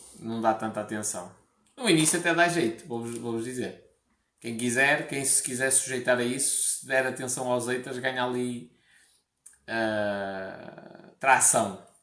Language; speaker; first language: Portuguese; native; Portuguese